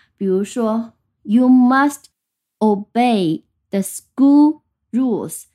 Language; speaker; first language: English; non-native, fluent; Chinese